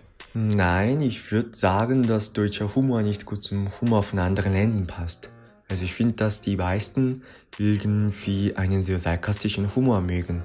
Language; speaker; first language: German; non-native, fluent; Korean